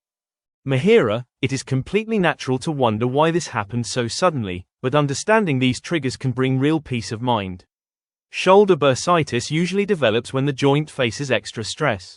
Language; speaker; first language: English; non-native, fluent; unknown